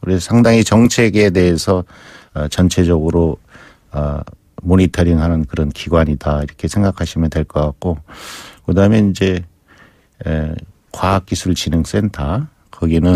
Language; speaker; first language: Korean; native; Korean